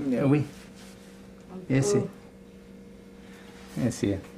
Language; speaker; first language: French; non-native, learner; Persian